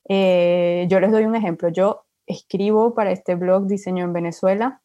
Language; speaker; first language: Spanish; native; Spanish